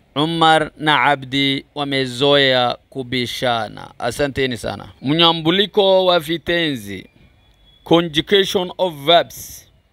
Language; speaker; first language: Swahili; non-native, fluent; Somali